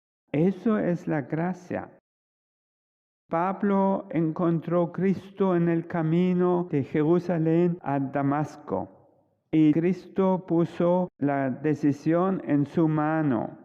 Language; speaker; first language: Spanish; non-native, fluent; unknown